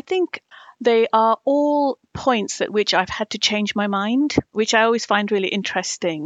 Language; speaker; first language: English; non-native, local second language; Tamil